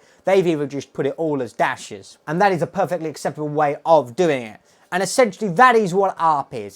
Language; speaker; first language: English; native; English